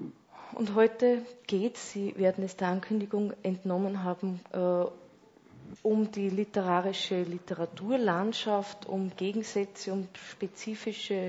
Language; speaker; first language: German; native; German